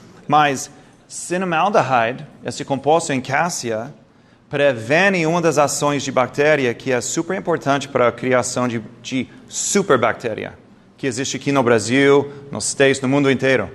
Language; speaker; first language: Portuguese; non-native, fluent; English